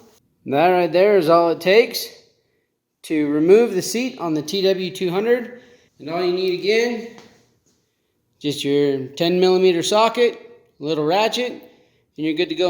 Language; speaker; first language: English; native; English